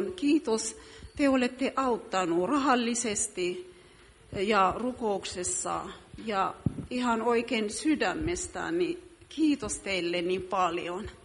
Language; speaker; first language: Finnish; non-native, fluent; Amharic